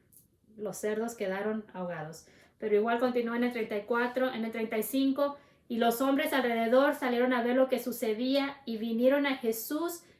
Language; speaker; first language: Spanish; native; Spanish